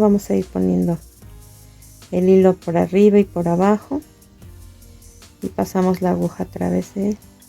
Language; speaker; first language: Spanish; native; Spanish